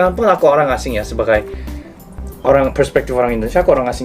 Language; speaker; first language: Indonesian; non-native, fluent; Korean